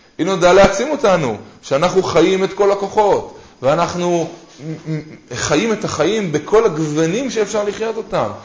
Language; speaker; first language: Hebrew; native; Hebrew